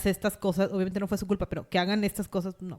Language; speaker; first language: Spanish; native; Spanish